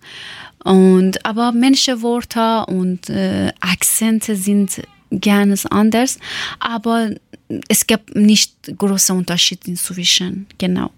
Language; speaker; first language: German; non-native, learner; Persian